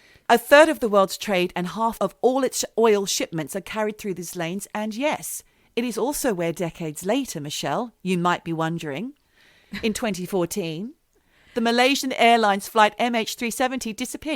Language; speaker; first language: English; native; English